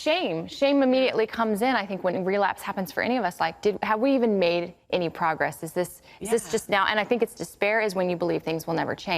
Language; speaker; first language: English; native; English